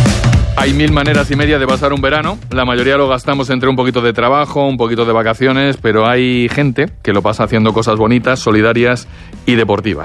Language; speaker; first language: Spanish; native; Spanish